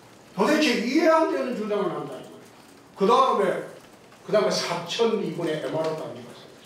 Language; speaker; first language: Korean; native; Korean